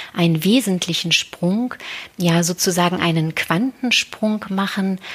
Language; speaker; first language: German; native; German